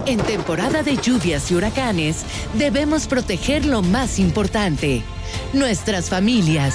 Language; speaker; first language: Spanish; native; Spanish